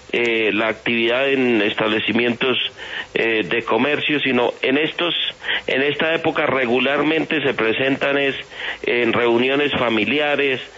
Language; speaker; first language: Spanish; native; Spanish